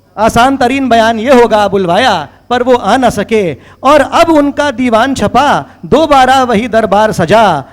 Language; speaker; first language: Urdu; native; Urdu